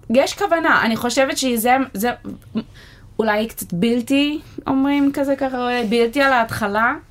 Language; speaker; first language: Hebrew; non-native, fluent; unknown